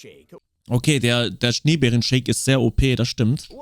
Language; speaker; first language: German; native; German